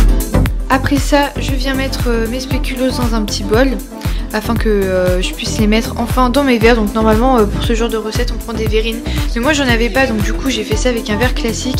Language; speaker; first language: French; native; French